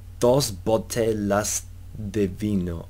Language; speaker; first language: Spanish; non-native, learner; English